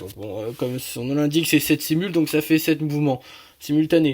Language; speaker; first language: French; native; French